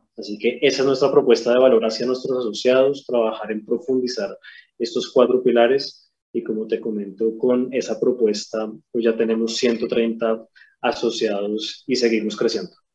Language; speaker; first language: Spanish; native; Spanish